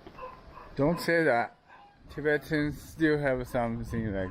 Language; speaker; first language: English; non-native, learner; Tibetan